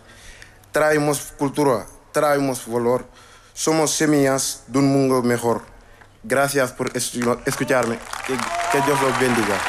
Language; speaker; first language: Spanish; non-native, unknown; Wolof